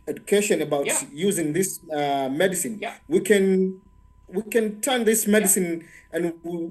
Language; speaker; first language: English; non-native, local second language; Swahili